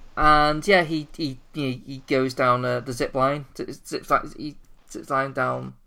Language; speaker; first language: English; native; English